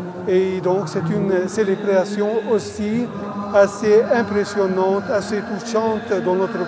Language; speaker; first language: French; non-native, local second language; Arabic